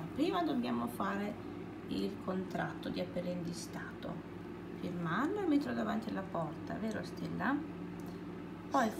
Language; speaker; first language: Italian; native; Italian